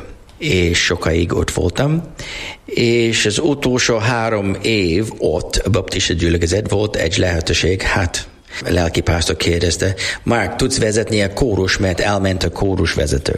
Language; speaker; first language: Hungarian; non-native, learner; English